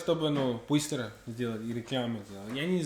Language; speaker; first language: Russian; non-native, learner; English